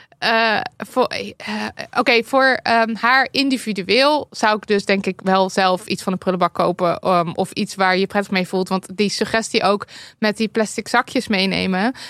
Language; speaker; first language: Dutch; native; Dutch